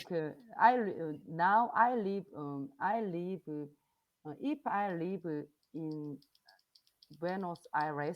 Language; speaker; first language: English; non-native, learner; Korean